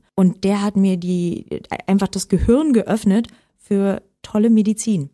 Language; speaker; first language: German; native; German